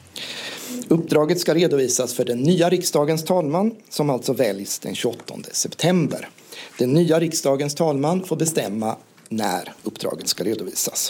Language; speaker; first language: Swedish; native; Swedish